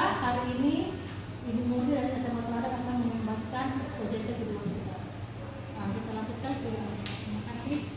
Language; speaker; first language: Indonesian; native; Indonesian